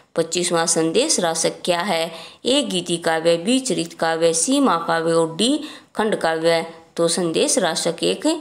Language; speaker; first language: Hindi; native; Hindi